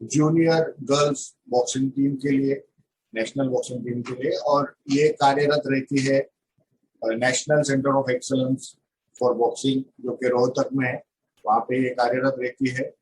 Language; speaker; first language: Hindi; non-native, local second language; Marathi